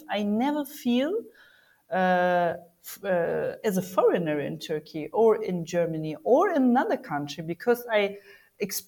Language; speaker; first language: English; non-native, fluent; German